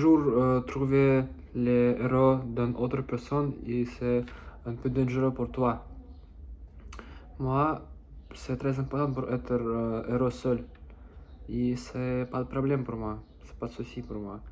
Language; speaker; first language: French; non-native, learner; Russian